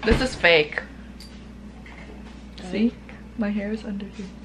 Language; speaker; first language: English; early bilingual, other home language; Korean